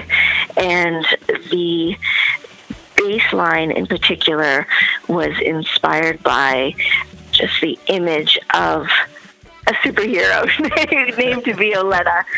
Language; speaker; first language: English; native; English